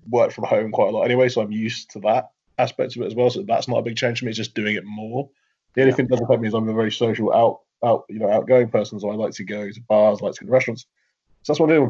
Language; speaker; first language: English; native; English